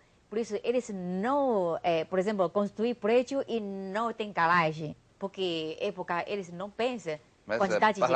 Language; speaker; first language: Portuguese; non-native, learner; Chinese